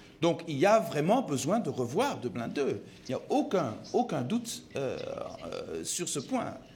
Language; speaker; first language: French; non-native, fluent; Dutch